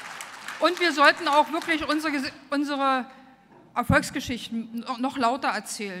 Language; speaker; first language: German; native; German